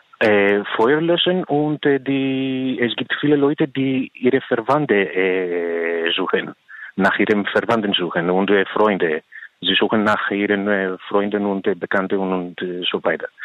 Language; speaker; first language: German; non-native, learner; Greek